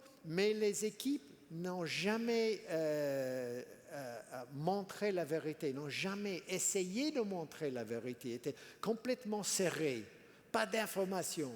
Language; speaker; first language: French; non-native, fluent; English